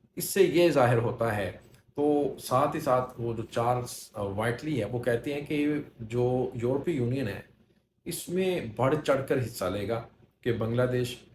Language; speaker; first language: Urdu; native; Urdu